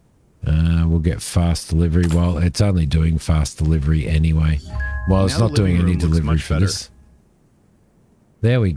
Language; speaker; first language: English; native; English